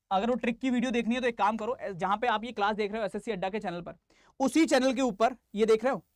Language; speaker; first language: Hindi; native; Hindi